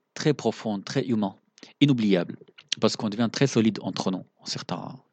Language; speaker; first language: French; non-native, fluent; Arabic